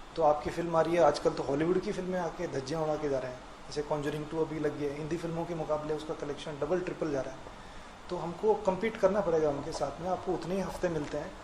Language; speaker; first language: Hindi; non-native, local second language; Kannada